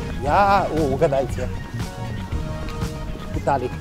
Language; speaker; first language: Russian; non-native, learner; Italian